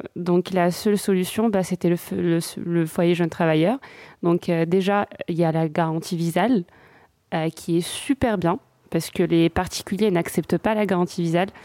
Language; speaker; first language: French; non-native, local second language; Arabic